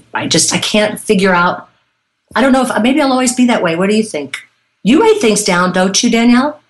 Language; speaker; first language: English; native; English